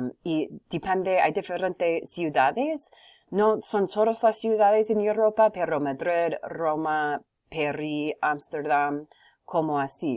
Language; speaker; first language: Spanish; non-native, learner; English